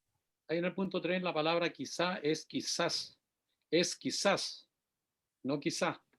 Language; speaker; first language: Spanish; native; Spanish